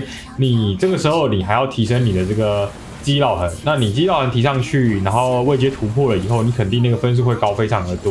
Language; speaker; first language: Chinese; native; Chinese